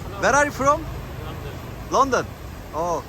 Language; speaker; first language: English; non-native, learner; Turkish